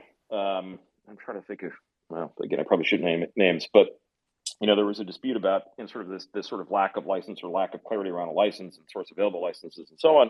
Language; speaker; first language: English; native; English